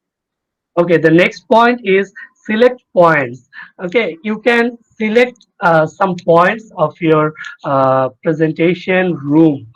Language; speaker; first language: English; non-native, fluent; Bangla